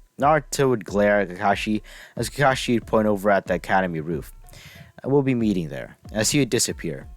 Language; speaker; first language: English; native; English